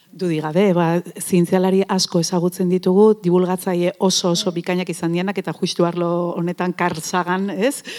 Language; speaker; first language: Basque; native; Basque